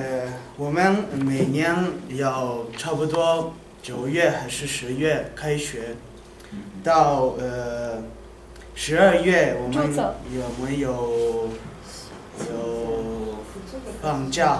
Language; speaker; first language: Chinese; non-native, learner; Italian